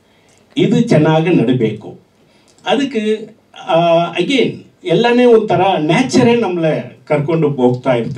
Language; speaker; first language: Kannada; non-native, learner; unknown